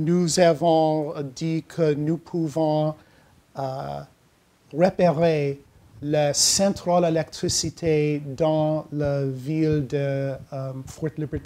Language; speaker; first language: French; non-native, learner; English